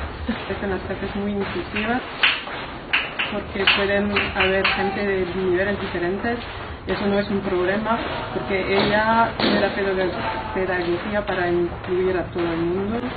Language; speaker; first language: Spanish; non-native, fluent; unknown